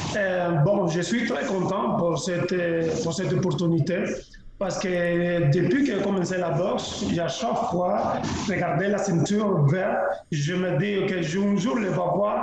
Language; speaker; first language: French; non-native, fluent; Spanish